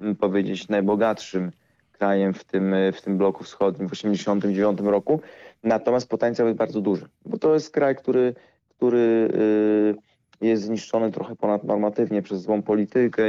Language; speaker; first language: Polish; native; Polish